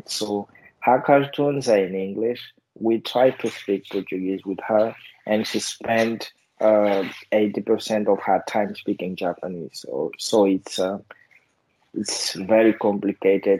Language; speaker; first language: English; non-native, fluent; Portuguese